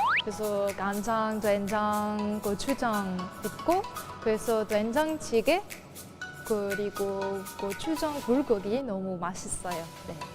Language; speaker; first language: Korean; non-native, learner; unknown